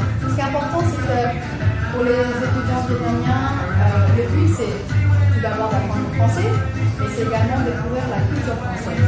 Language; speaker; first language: French; early bilingual, other home language; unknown